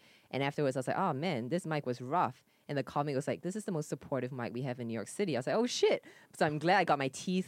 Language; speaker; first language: English; native; English